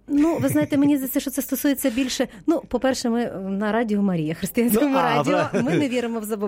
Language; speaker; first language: Ukrainian; native; Ukrainian